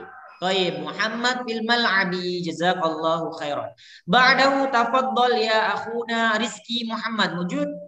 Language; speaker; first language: Arabic; non-native, learner; Indonesian